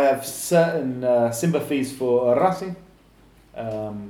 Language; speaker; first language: English; native; English